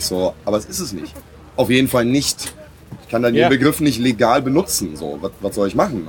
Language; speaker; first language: German; native; German